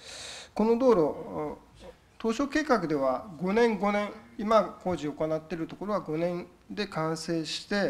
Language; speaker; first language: Japanese; native; Japanese